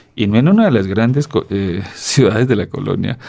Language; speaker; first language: Spanish; native; Spanish